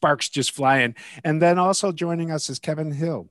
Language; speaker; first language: English; native; English